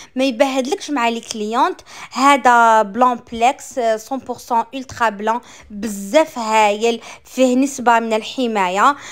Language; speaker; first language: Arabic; native; Arabic